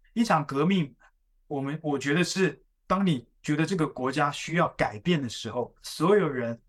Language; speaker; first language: Chinese; native; Chinese